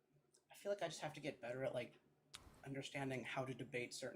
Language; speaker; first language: English; native; English